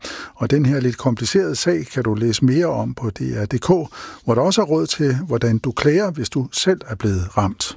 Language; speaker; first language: Danish; native; Danish